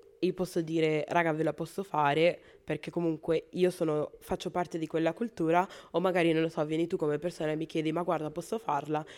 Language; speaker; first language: Italian; non-native, fluent; Spanish